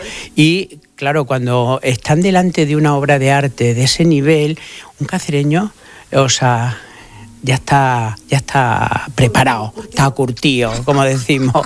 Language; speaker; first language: Spanish; native; Spanish